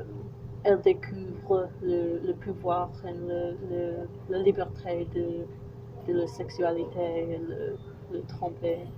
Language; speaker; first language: French; non-native, learner; English